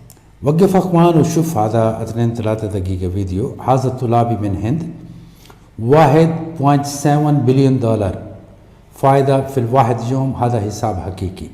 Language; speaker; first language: Arabic; non-native, learner; Urdu